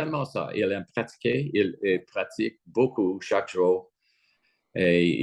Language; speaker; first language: French; non-native, fluent; English